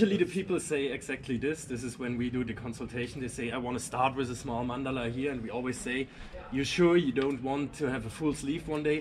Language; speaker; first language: English; non-native, fluent; German